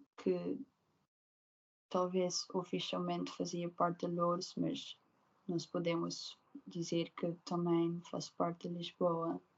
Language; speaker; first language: Portuguese; non-native, learner; Dutch